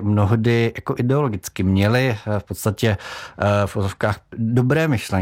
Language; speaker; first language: Czech; native; Czech